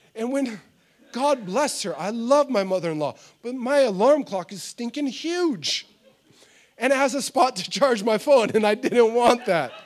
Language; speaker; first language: English; native; English